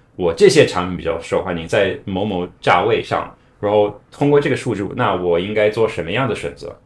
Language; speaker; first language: Chinese; non-native, fluent; English